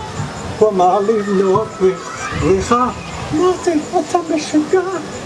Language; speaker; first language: Hebrew; non-native, fluent; English